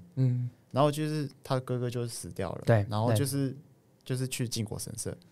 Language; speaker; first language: Chinese; non-native, fluent; Japanese